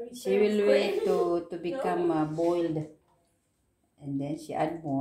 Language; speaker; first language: English; non-native, learner; Filipino